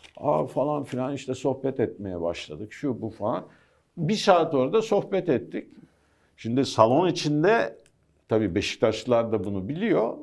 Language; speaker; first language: Turkish; early bilingual, heritage; Turkish